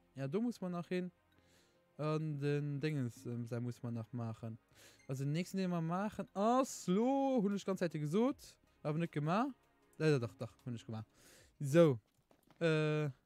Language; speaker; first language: German; non-native, local second language; Luxembourgish